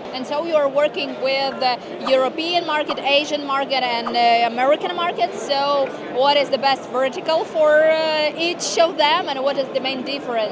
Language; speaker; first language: English; non-native, learner; Ukrainian